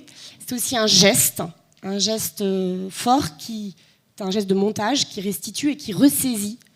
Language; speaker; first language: French; native; French